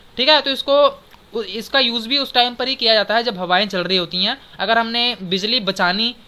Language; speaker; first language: Hindi; native; Hindi